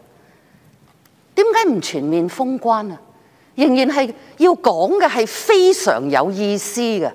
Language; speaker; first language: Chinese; non-native, local second language; Cantonese